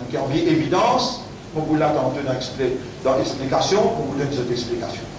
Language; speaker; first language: French; non-native, local second language; Morisyen